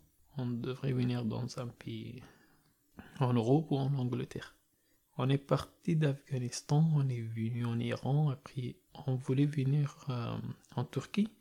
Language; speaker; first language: French; non-native, learner; Persian